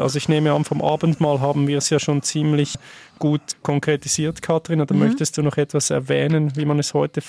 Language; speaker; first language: German; native; German